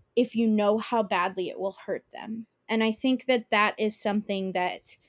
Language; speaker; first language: English; early bilingual, other home language; Italian